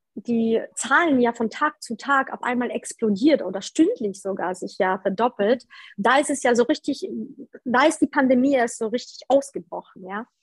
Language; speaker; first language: German; early bilingual, other home language; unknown